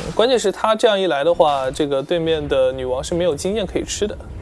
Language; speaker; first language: Chinese; native; Chinese